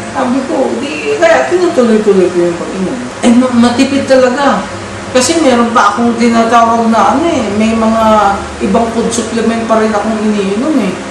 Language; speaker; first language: Filipino; non-native, local second language; Cebuano